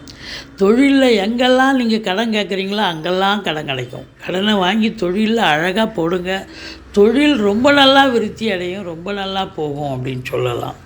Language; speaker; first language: Tamil; native; Tamil